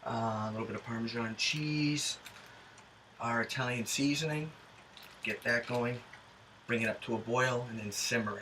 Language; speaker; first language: English; native; English